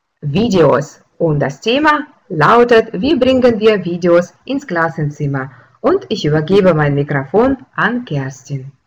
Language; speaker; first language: German; non-native, fluent; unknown